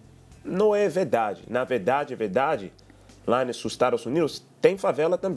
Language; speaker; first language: Portuguese; non-native, learner; English